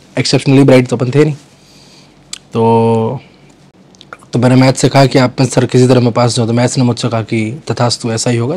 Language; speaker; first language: Hindi; native; Hindi